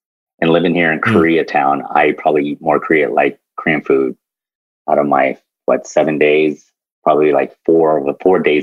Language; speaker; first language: English; native; English